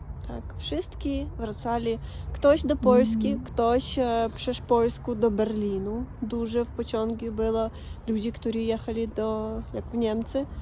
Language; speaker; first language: Polish; non-native, fluent; Russian